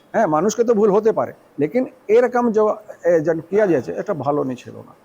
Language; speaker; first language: Bangla; non-native, local second language; Hindi